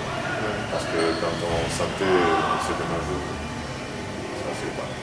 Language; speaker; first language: French; non-native, fluent; Croatian